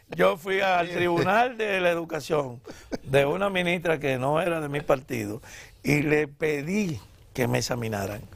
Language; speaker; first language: Spanish; native; Spanish